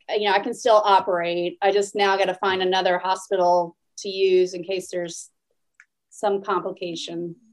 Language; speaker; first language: English; native; English